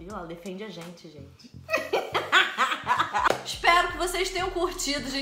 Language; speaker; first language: Portuguese; native; Portuguese